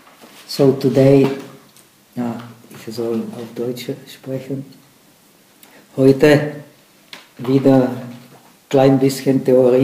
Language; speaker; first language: German; non-native, fluent; Czech